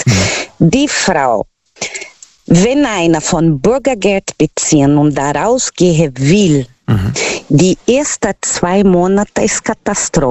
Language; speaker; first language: German; non-native, learner; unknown